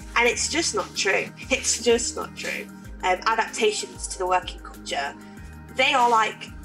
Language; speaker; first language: English; native; English